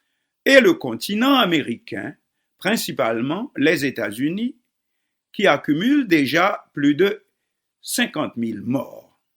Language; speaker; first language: French; non-native, local second language; Haitian Creole